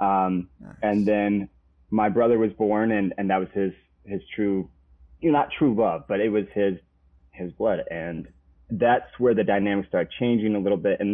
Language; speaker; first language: English; native; English